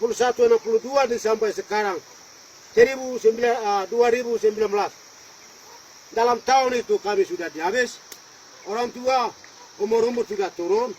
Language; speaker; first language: Indonesian; non-native, local second language; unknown